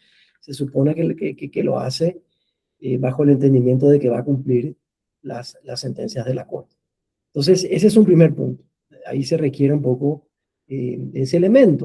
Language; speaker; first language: Spanish; native; Spanish